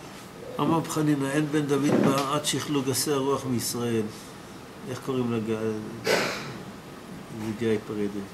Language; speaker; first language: Hebrew; non-native, learner; English